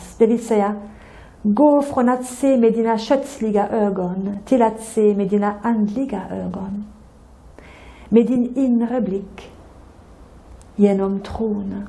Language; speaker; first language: Swedish; non-native, fluent; French